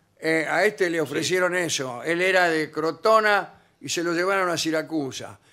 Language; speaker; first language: Spanish; native; Spanish